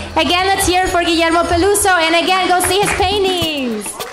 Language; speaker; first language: English; early bilingual, other home language; Spanish